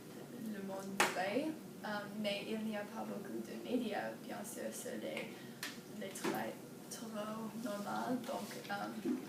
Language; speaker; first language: French; non-native, learner; English